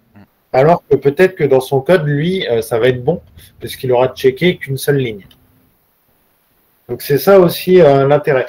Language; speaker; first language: French; native; French